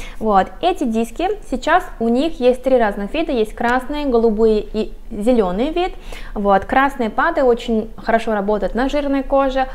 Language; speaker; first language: Russian; non-native, fluent; Korean